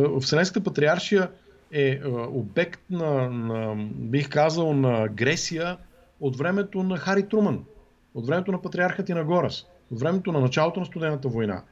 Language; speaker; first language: Bulgarian; native; Bulgarian